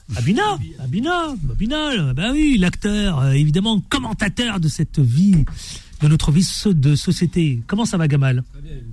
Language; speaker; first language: French; native; French